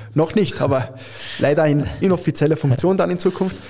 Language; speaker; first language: German; early bilingual, other home language; Italian